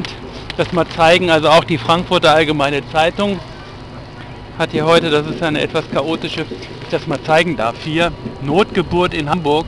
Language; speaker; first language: German; native; German